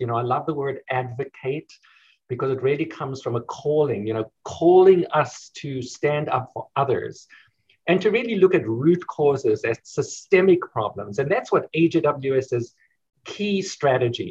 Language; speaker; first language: English; native; English